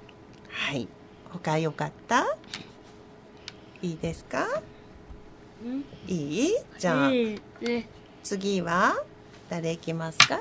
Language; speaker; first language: Japanese; native; Japanese